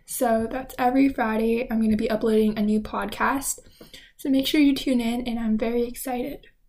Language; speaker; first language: English; native; English